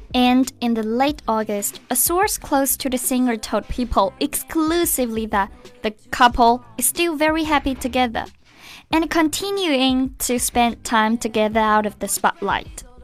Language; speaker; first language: English; non-native, fluent; Chinese